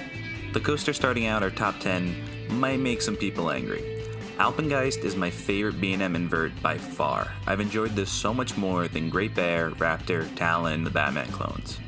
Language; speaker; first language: English; native; English